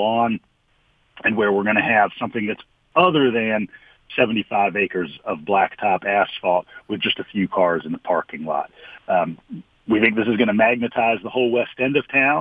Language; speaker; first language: English; native; English